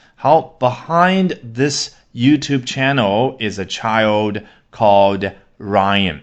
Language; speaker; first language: English; non-native, fluent; Chinese